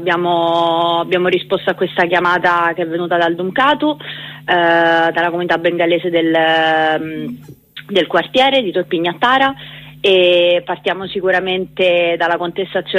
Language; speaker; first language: Italian; native; Italian